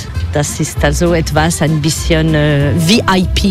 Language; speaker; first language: German; non-native, fluent; French